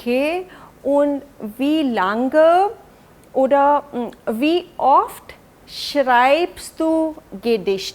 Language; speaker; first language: German; non-native, fluent; Hindi